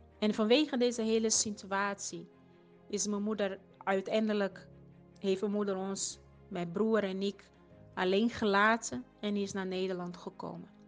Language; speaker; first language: Dutch; non-native, fluent; Portuguese